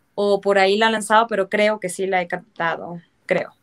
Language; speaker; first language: Spanish; native; Spanish